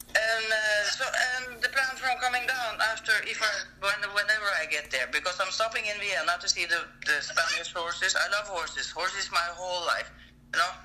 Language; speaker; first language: English; non-native, fluent; Norwegian